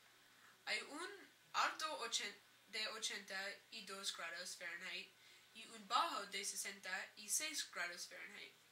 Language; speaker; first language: Spanish; non-native, learner; English